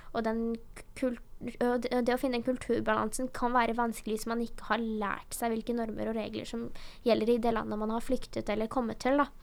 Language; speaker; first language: Norwegian; early bilingual, other home language; Urdu